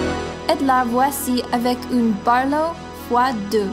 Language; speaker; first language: French; non-native, learner; English